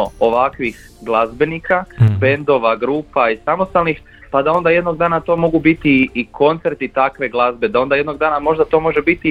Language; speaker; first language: Croatian; native; Croatian